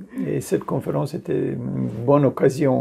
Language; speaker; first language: French; non-native, fluent; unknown